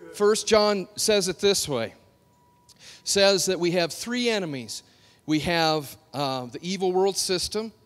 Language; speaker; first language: English; native; English